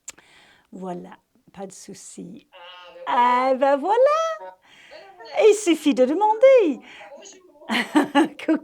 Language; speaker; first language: French; native; French